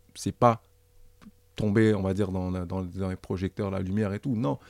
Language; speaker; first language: French; native; French